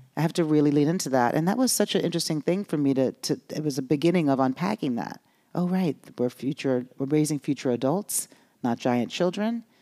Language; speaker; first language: English; native; English